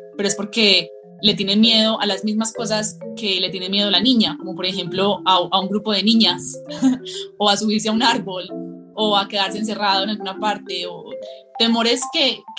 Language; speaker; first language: Spanish; native; Spanish